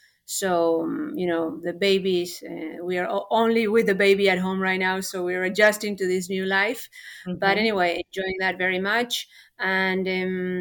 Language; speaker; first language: English; non-native, fluent; Spanish